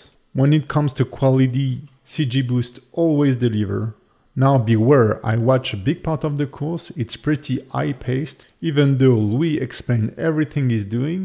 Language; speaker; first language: English; non-native, fluent; French